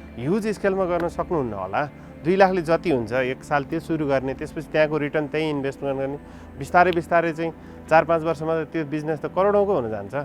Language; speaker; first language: Nepali; native; Nepali